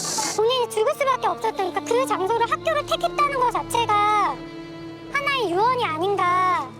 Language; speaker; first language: Korean; native; Korean